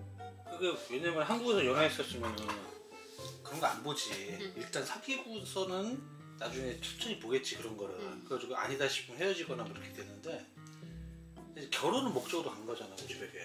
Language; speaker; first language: Korean; native; Korean